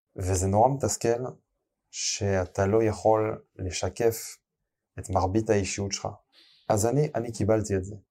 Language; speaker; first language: Hebrew; non-native, fluent; French